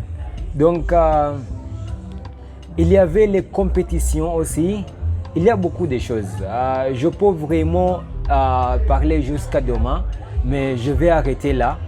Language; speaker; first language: French; non-native, learner; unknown